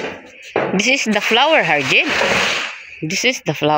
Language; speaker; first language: English; non-native, learner; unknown